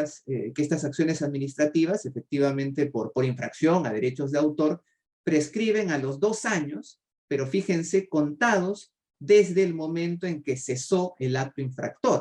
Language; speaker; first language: Spanish; native; Spanish